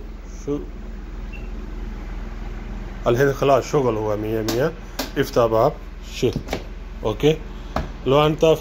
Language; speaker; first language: Arabic; non-native, learner; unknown